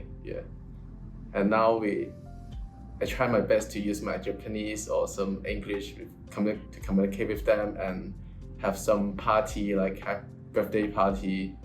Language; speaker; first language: English; non-native, local second language; Cantonese